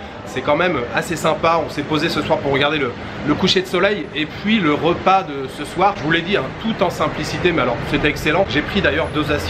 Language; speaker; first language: French; native; French